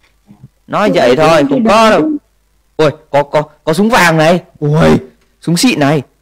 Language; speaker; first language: Vietnamese; native; Vietnamese